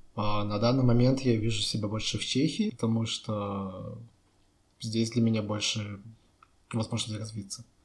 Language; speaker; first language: Russian; native; Russian